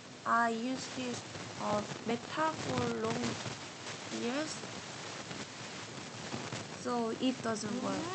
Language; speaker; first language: English; non-native, learner; Korean